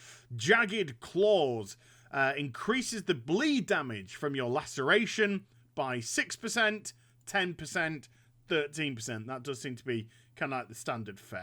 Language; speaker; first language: English; native; English